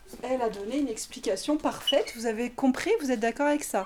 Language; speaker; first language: French; native; French